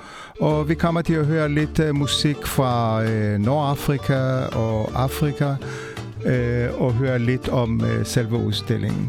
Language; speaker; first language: Danish; non-native, fluent; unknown